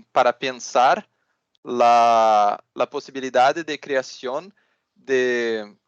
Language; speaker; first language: Spanish; non-native, learner; Portuguese